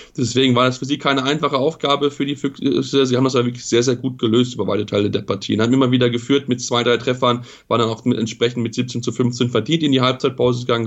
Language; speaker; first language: German; native; German